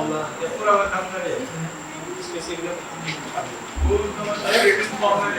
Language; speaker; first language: Hindi; non-native, learner; Turkish